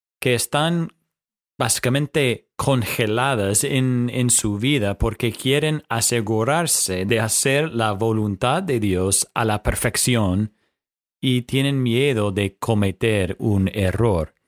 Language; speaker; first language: Spanish; non-native, fluent; English